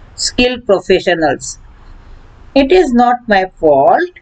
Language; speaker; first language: English; non-native, local second language; Marathi